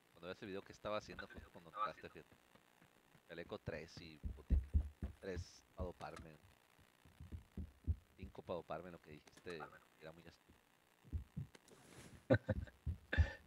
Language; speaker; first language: Spanish; native; Spanish